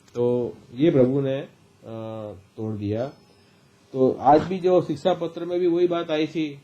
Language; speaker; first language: Hindi; non-native, local second language; Gujarati